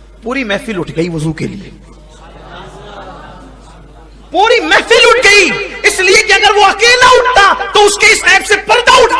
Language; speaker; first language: Urdu; native; Urdu